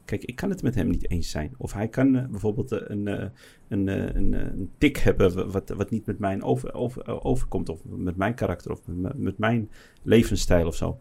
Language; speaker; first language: Dutch; early bilingual, other home language; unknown